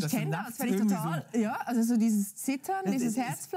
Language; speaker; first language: German; native; German